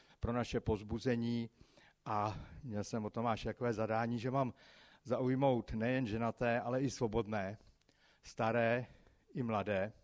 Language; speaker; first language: Czech; native; Czech